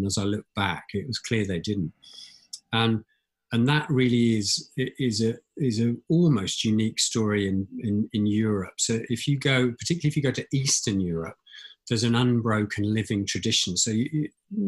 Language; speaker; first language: English; native; English